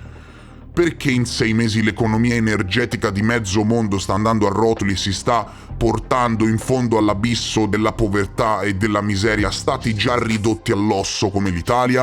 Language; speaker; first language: Italian; native; Italian